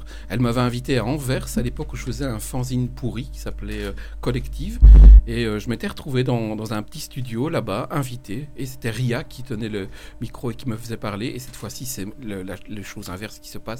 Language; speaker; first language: French; native; French